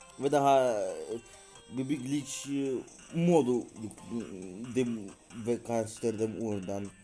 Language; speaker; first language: Turkish; non-native, learner; Russian